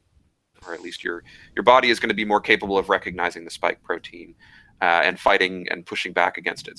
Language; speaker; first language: English; native; English